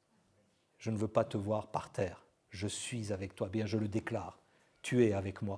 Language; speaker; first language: French; native; French